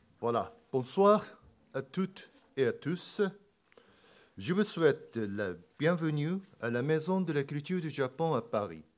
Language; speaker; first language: French; non-native, fluent; Japanese